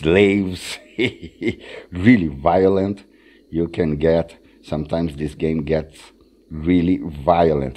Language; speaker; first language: English; non-native, fluent; Portuguese